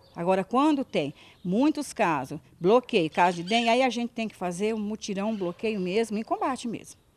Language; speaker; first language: Portuguese; native; Portuguese